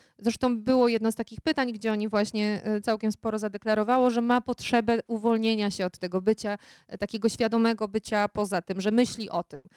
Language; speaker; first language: Polish; native; Polish